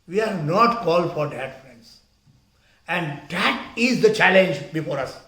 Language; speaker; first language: English; non-native, local second language; Gujarati